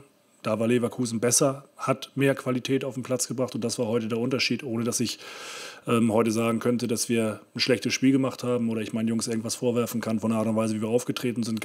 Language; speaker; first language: German; native; German